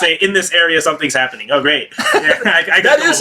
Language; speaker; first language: English; native; English